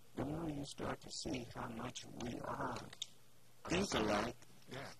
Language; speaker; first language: English; native; English